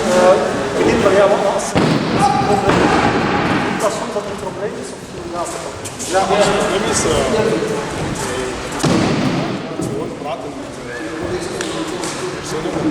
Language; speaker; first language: Dutch; non-native, learner; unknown